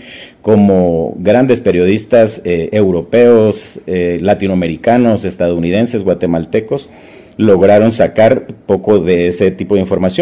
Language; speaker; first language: Spanish; native; Spanish